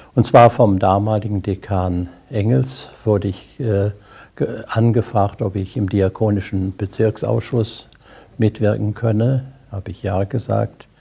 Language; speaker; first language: German; native; German